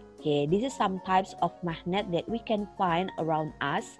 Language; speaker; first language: English; non-native, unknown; Indonesian